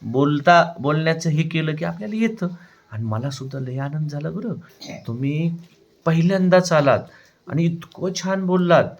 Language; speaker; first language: Marathi; native; Marathi